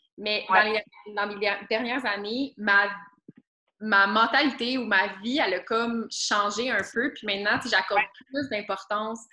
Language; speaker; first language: French; native; French